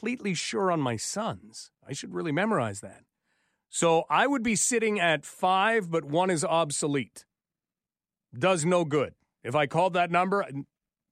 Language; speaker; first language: English; native; English